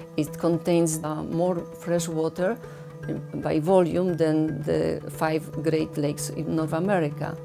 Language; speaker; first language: English; non-native, fluent; Polish